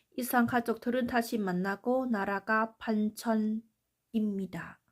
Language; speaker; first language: Korean; non-native, learner; Thai